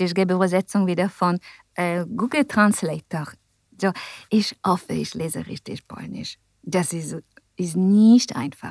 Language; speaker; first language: German; non-native, learner; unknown